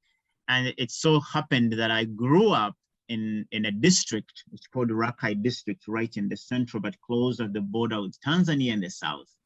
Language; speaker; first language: English; non-native, local second language; Ganda